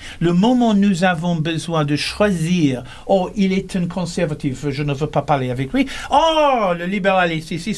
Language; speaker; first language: French; non-native, learner; English